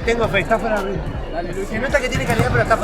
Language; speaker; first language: Spanish; native; Spanish